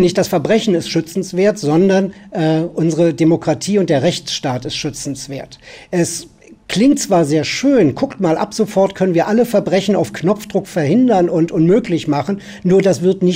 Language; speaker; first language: German; native; German